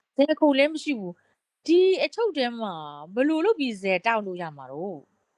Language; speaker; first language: Burmese; native; Burmese